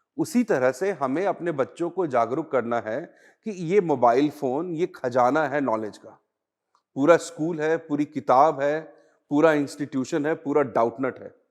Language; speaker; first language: Hindi; native; Hindi